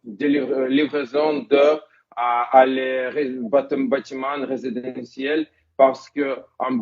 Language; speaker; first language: French; non-native, fluent; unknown